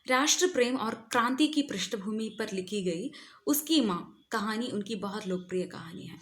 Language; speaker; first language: Hindi; non-native, local second language; Malayalam